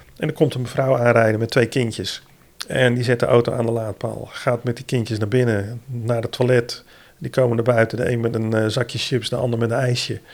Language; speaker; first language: Dutch; native; Dutch